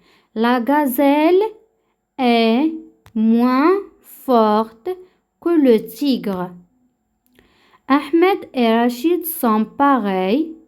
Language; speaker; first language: French; non-native, local second language; Arabic